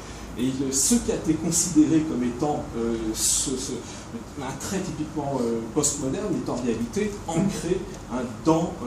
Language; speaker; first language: French; native; French